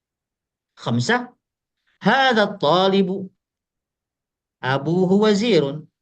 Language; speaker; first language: Arabic; non-native, fluent; Indonesian